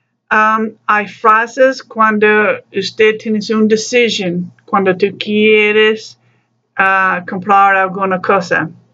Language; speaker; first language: Spanish; non-native, learner; English